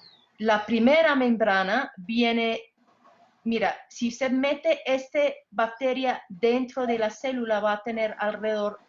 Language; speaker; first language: Spanish; non-native, fluent; English